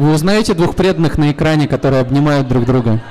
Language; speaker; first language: Russian; native; Russian